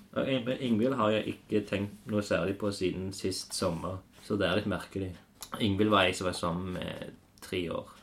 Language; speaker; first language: Norwegian; native; Norwegian